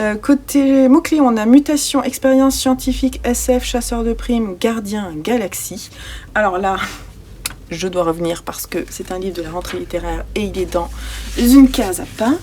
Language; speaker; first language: French; native; French